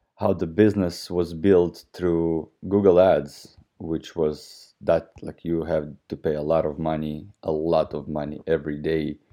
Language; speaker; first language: English; non-native, fluent; Russian